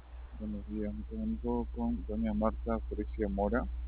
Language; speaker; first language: Spanish; native; Spanish